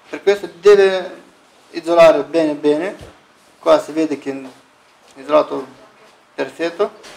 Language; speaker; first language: Italian; non-native, learner; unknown